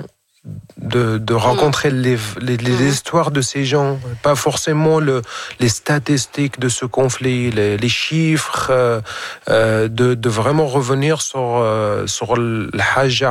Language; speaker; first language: French; non-native, fluent; Arabic